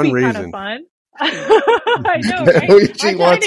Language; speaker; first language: English; native; English